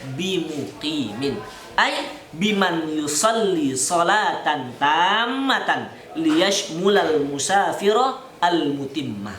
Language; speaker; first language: Arabic; non-native, learner; Indonesian